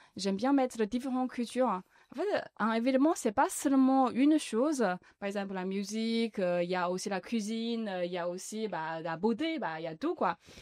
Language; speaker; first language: French; non-native, learner; Chinese